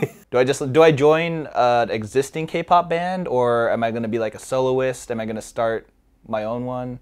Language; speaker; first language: English; native; English